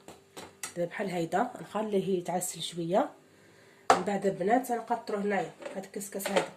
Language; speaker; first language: Arabic; native; Arabic